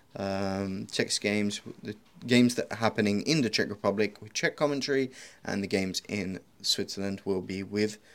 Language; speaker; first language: English; native; English